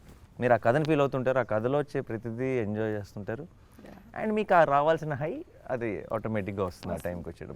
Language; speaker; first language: Telugu; native; Telugu